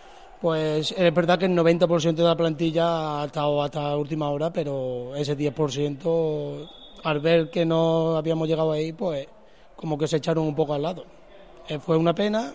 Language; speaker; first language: Spanish; native; Spanish